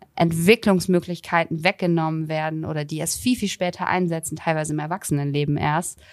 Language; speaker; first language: German; native; German